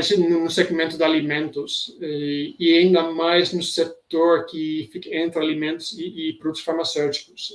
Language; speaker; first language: Portuguese; non-native, fluent; Dutch